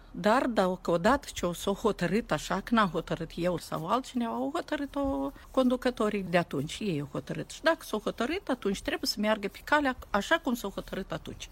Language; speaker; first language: Romanian; native; Romanian